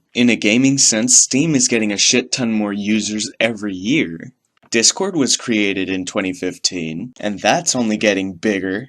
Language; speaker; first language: English; native; English